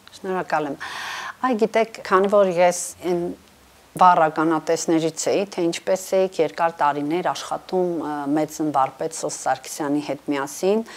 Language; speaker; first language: Armenian; native; Armenian